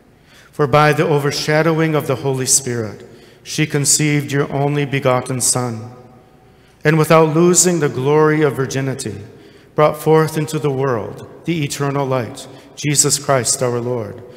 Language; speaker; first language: English; native; English